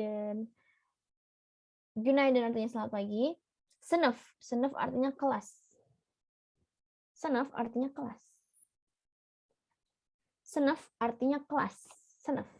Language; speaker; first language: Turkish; non-native, learner; Indonesian